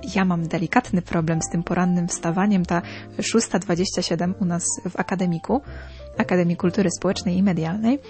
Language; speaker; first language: Polish; native; Polish